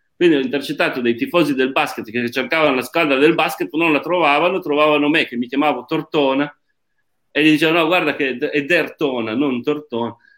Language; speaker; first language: Italian; native; Italian